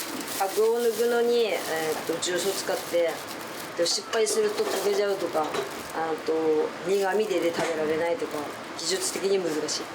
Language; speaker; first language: Japanese; native; Japanese